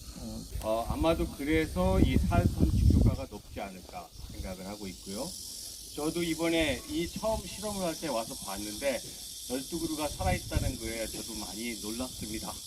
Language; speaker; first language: Korean; native; Korean